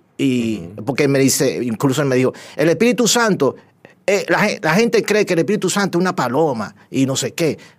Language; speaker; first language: Spanish; native; Spanish